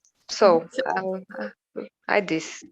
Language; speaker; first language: English; non-native, learner; Portuguese